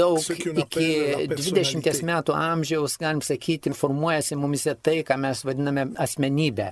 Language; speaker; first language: Lithuanian; non-native, fluent; Italian